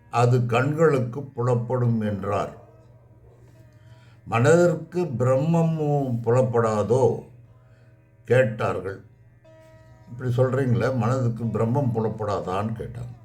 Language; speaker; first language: Tamil; native; Tamil